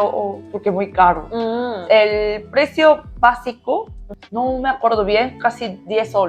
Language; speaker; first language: Spanish; non-native, learner; Korean